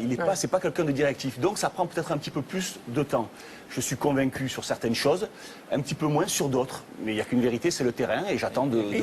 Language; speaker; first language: French; native; French